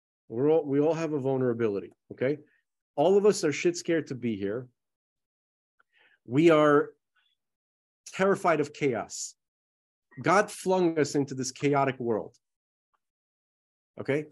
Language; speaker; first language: English; early bilingual, other home language; Russian